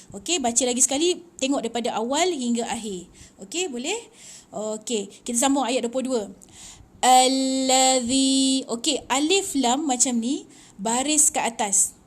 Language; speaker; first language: Malay; native; Malay